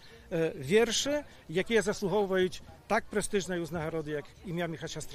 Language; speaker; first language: Polish; non-native, local second language; Belarusian